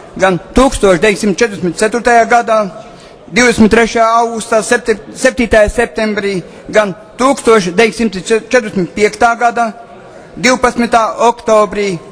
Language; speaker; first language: Latvian; native; Latvian